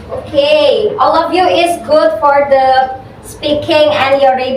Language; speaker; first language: English; non-native, learner; Indonesian